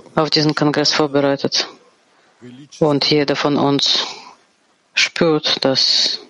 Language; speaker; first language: German; non-native, fluent; Portuguese